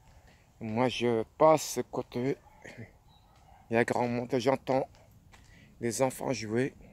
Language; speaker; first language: French; non-native, fluent; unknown